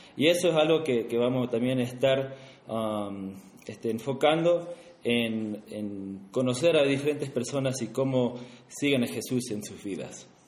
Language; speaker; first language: Spanish; early bilingual, other home language; English